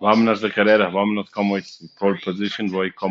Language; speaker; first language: Spanish; non-native, learner; English